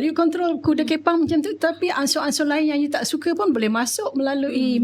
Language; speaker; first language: Malay; native; Malay